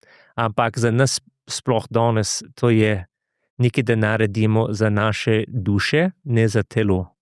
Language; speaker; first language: Slovenian; non-native, fluent; English